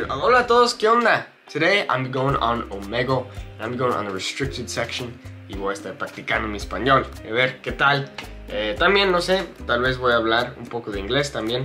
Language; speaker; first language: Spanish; non-native, fluent; English